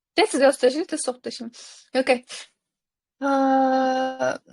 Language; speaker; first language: English; non-native, fluent; Uzbek